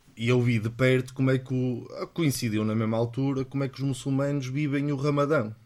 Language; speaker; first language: Portuguese; native; Portuguese